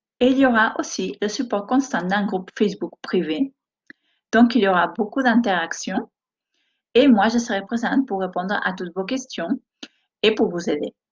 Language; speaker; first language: French; non-native, fluent; Spanish